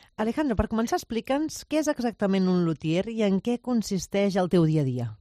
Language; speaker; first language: Catalan; non-native, local second language; Spanish